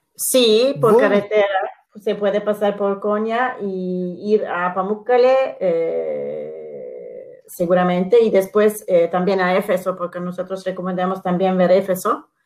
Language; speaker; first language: Spanish; non-native, fluent; Italian